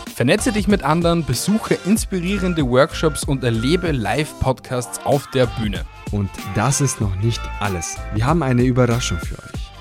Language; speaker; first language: German; non-native, fluent; Italian